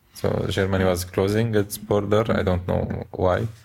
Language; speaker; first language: English; non-native, fluent; Arabic